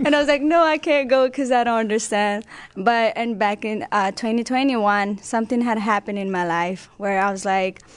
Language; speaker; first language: English; non-native, local second language; Nepali